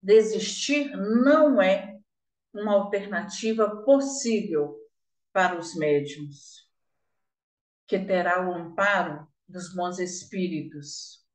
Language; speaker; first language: Portuguese; native; Portuguese